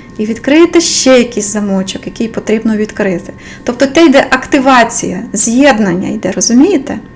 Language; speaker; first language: Ukrainian; non-native, local second language; Russian